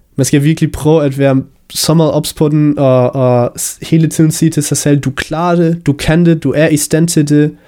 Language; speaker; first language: Danish; early bilingual, heritage; Danish